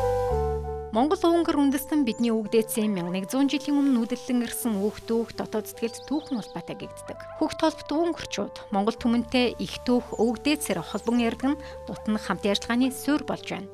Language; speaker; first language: Mongolian; native; Mongolian